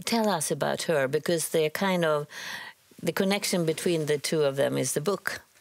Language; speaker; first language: English; non-native, fluent; Swedish